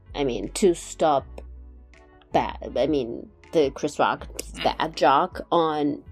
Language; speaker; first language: English; non-native, fluent; Japanese